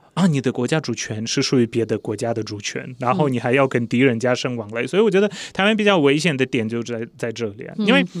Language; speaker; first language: Chinese; non-native, fluent; Polish